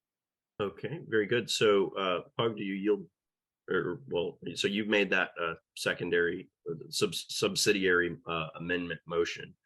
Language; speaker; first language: English; native; English